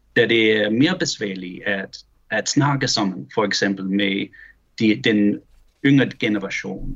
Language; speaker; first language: Danish; early bilingual, heritage; Danish